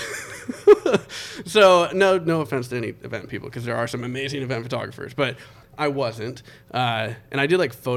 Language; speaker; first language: English; native; English